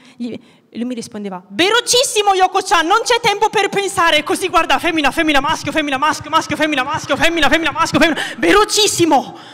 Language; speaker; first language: Italian; native; Italian